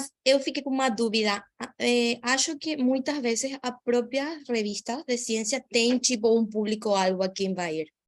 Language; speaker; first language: Portuguese; non-native, fluent; Spanish